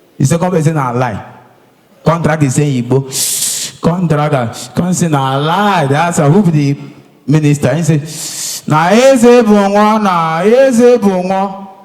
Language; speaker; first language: Nigerian Pidgin; native; Nigerian Pidgin